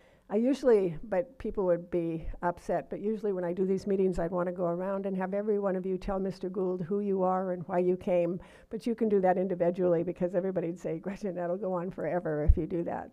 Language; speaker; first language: English; native; English